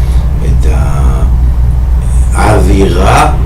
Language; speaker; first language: Hebrew; non-native, fluent; French